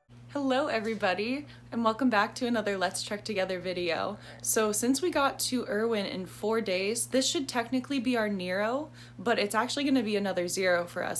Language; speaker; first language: English; native; English